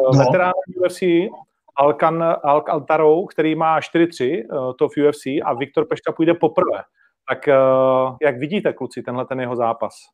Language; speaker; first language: Czech; native; Czech